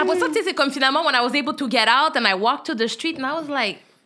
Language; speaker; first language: English; native; English